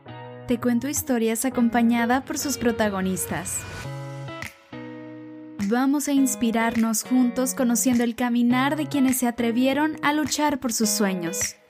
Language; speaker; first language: Spanish; native; Spanish